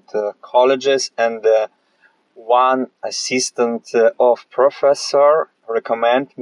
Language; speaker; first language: English; non-native, fluent; Russian